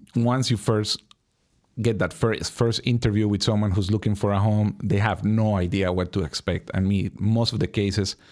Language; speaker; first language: English; non-native, fluent; Spanish